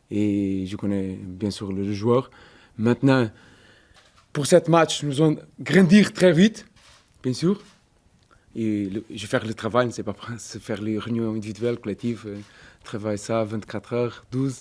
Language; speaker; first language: French; non-native, fluent; Portuguese